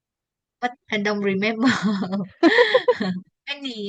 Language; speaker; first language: English; non-native, learner; Vietnamese